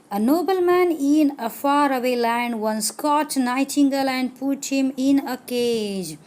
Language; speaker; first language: English; non-native, local second language; Marathi